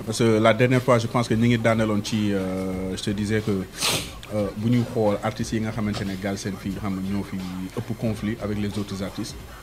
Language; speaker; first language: French; non-native, local second language; Wolof